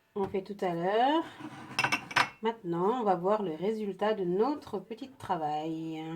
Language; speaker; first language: French; non-native, fluent; Indonesian